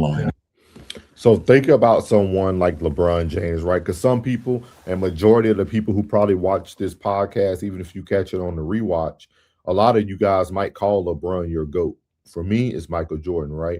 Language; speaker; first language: English; native; English